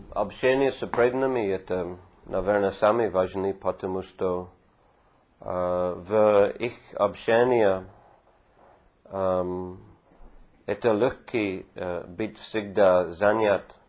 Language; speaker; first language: Russian; non-native, fluent; English